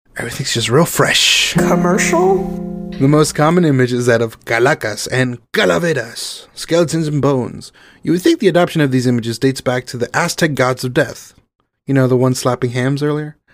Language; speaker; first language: English; non-native, fluent; Spanish